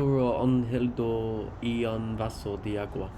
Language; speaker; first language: Spanish; non-native, learner; English